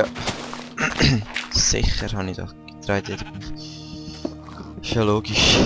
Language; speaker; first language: German; native; German